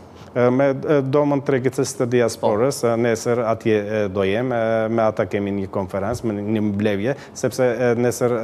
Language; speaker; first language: Albanian; early bilingual, heritage; Albanian